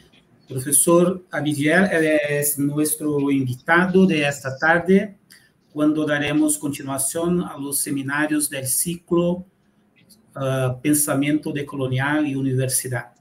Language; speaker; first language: Spanish; non-native, fluent; Portuguese